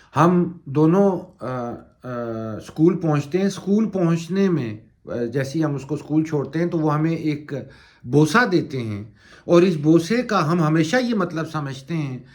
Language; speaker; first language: Urdu; native; Urdu